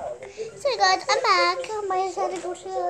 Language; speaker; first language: English; native; English